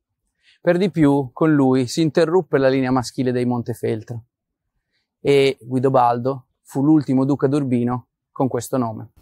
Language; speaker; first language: Italian; native; Italian